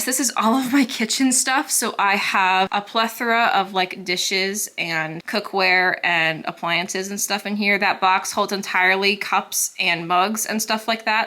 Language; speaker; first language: English; native; English